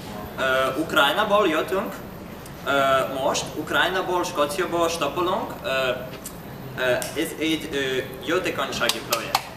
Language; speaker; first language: Hungarian; non-native, learner; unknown